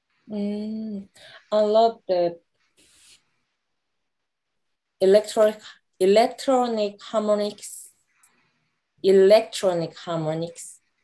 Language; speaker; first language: English; non-native, learner; Korean